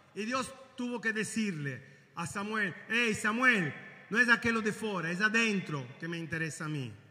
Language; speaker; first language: Spanish; native; Spanish